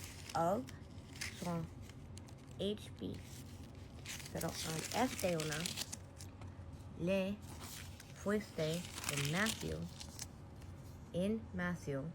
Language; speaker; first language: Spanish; non-native, learner; English